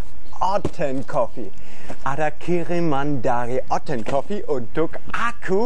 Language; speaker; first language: Indonesian; non-native, fluent; German